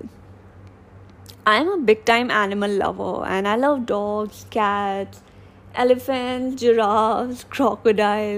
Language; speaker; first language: English; non-native, local second language; Hindi